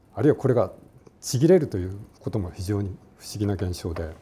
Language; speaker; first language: Japanese; native; Japanese